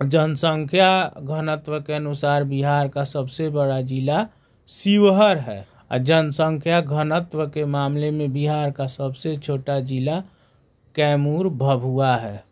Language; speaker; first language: Hindi; native; Hindi